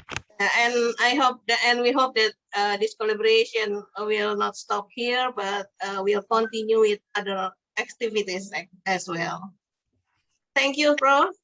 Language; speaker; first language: English; non-native, fluent; Indonesian